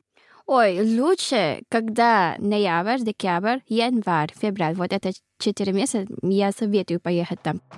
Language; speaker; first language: Russian; non-native, learner; Filipino